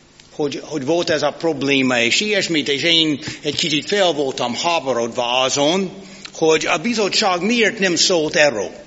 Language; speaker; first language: Hungarian; non-native, fluent; English